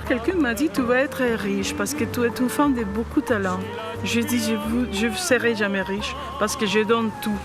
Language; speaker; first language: French; non-native, fluent; Spanish